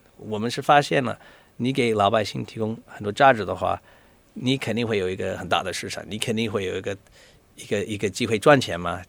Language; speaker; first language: Chinese; non-native, fluent; English